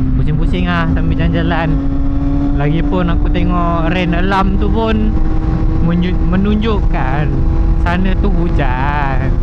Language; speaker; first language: Malay; native; Malay